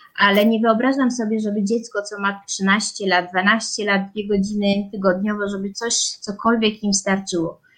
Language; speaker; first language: Polish; early bilingual, heritage; Polish